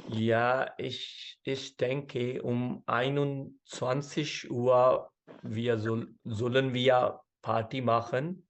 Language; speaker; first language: German; non-native, learner; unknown